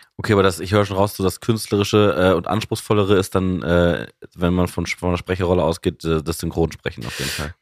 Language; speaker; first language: German; native; German